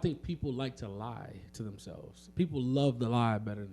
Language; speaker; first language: English; native; English